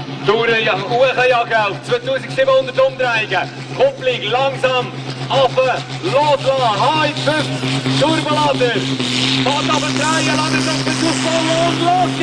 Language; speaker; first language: German; native; German